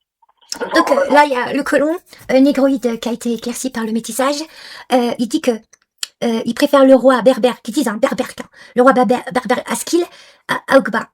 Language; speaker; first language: French; non-native, local second language; Arabic